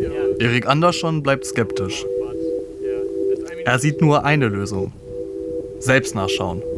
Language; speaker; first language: German; native; German